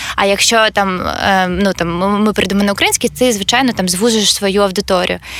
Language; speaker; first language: Ukrainian; non-native, local second language; Russian